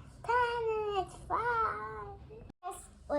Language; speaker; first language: English; non-native, learner; Indonesian